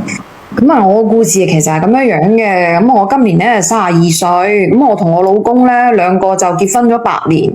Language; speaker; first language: Cantonese; native; Cantonese